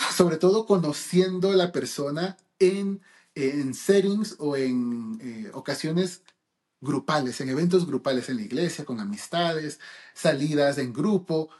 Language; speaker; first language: Spanish; early bilingual, heritage; Spanish